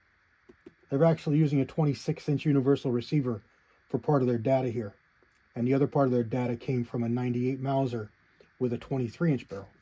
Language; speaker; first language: English; native; English